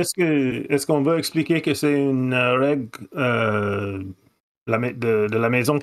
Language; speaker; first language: French; non-native, fluent; English